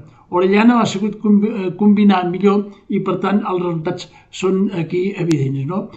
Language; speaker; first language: Catalan; native; Catalan